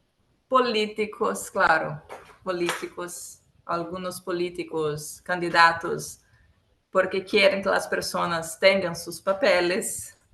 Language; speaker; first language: Spanish; non-native, local second language; Portuguese